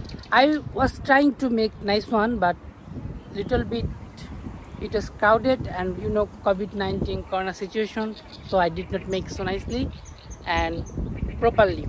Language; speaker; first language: English; non-native, learner; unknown